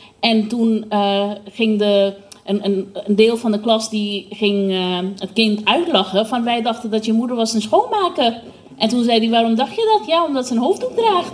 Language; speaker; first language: Dutch; non-native, fluent; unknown